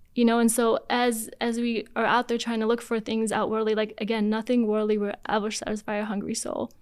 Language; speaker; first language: English; early bilingual, other home language; Polish